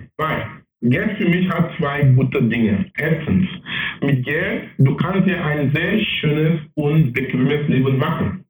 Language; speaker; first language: German; non-native, fluent; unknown